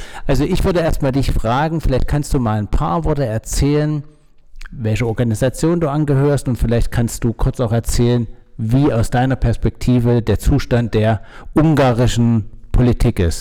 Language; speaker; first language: German; native; German